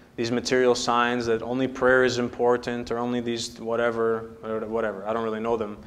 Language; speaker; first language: English; native; English